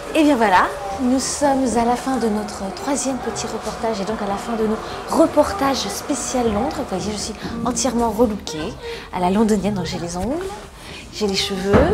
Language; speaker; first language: French; native; French